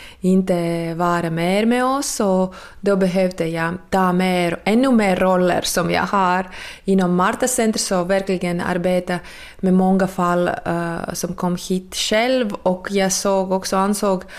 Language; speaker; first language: Swedish; non-native, fluent; Latvian